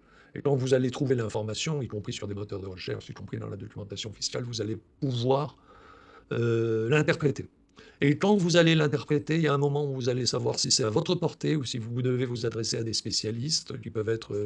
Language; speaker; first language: French; native; French